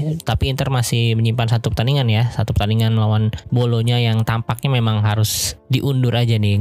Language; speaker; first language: Indonesian; native; Indonesian